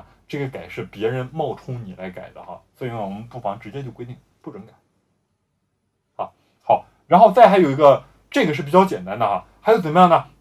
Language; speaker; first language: Chinese; native; Chinese